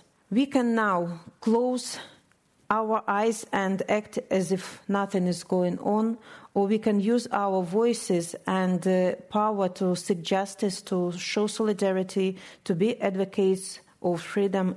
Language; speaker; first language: English; non-native, fluent; Russian